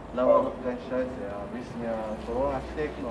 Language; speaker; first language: German; non-native, learner; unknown